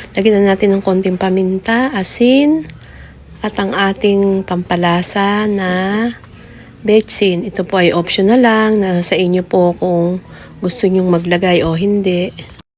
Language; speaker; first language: Filipino; native; Filipino